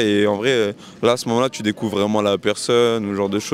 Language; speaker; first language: French; native; French